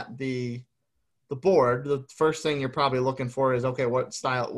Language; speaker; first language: English; native; English